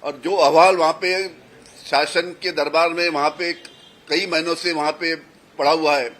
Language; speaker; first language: Hindi; non-native, local second language; Marathi